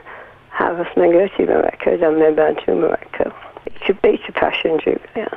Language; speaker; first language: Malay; non-native, learner; English